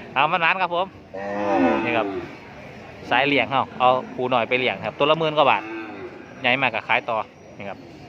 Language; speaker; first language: Thai; native; Thai